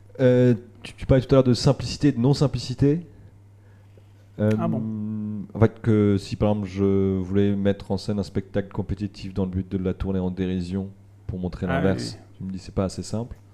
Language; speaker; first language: French; native; French